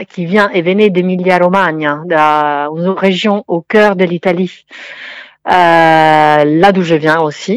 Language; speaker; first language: French; non-native, fluent; Italian